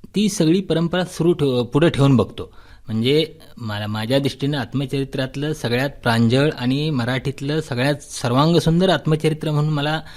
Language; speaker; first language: Marathi; native; Marathi